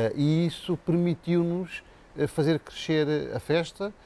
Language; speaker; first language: Portuguese; native; Portuguese